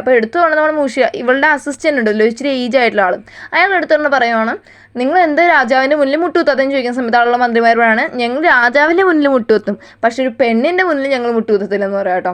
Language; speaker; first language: Malayalam; native; Malayalam